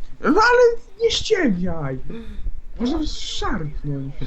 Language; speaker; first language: Polish; native; Polish